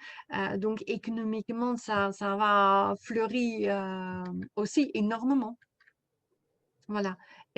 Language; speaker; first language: French; non-native, fluent; Dutch